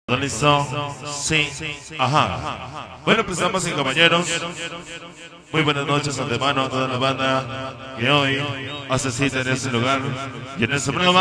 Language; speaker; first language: Spanish; native; Spanish